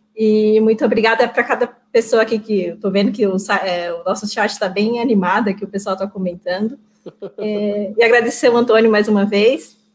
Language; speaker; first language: Portuguese; native; Portuguese